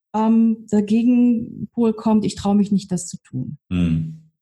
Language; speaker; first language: German; native; German